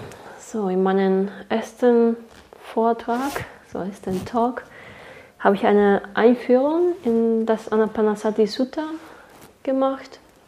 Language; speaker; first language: German; non-native, fluent; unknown